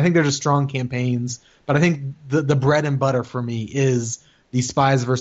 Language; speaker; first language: English; native; English